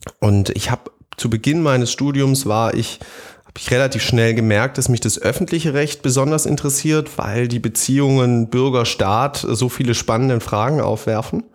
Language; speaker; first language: German; native; German